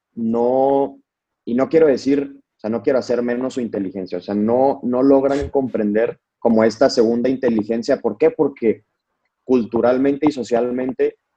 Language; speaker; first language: Spanish; native; Spanish